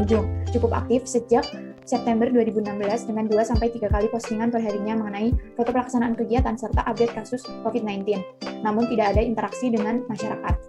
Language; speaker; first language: Indonesian; native; Indonesian